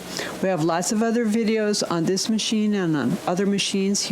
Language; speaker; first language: English; native; English